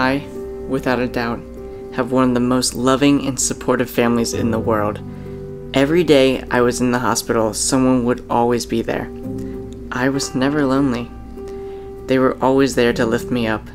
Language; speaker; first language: English; native; English